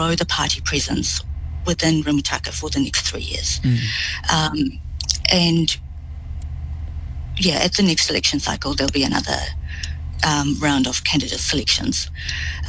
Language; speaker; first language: English; native; English